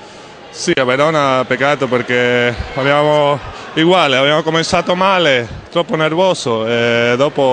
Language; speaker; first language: Italian; non-native, learner; Spanish